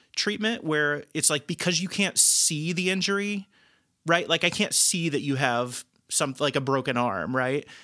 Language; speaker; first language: English; native; English